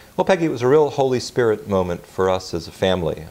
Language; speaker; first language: English; native; English